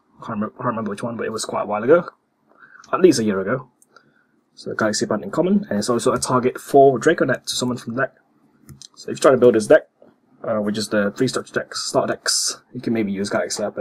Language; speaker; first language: English; native; English